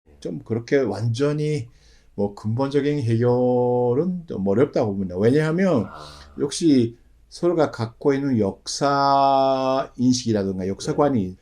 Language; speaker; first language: Korean; non-native, fluent; Japanese